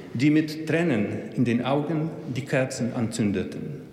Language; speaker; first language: German; non-native, fluent; Polish